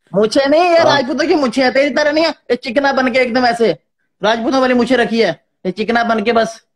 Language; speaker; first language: Hindi; native; Hindi